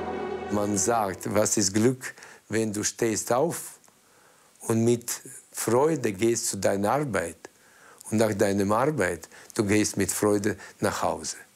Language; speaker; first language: German; non-native, fluent; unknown